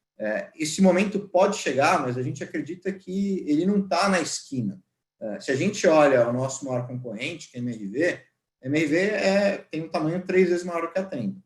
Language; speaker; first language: Portuguese; native; Portuguese